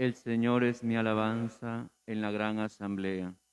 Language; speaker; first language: Spanish; native; Spanish